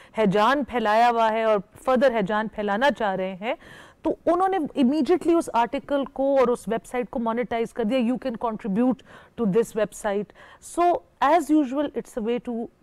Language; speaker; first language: Hindi; native; Hindi